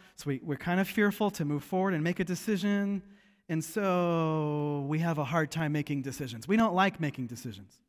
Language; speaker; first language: English; native; English